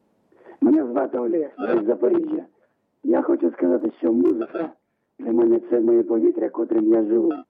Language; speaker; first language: Ukrainian; non-native, local second language; Russian